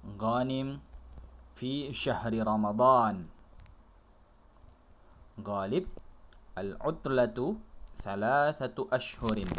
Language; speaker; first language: Arabic; non-native, fluent; Indonesian